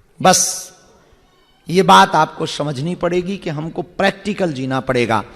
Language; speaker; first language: Hindi; native; Hindi